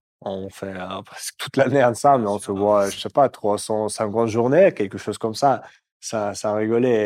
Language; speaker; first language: French; non-native, fluent; Russian